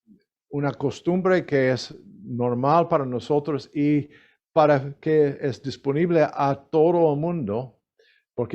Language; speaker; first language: Spanish; non-native, learner; English